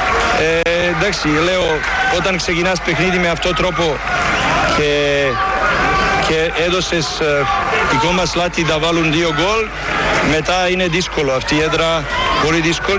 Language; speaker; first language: Greek; non-native, learner; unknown